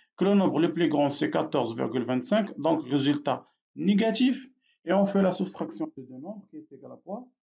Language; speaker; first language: French; non-native, local second language; Arabic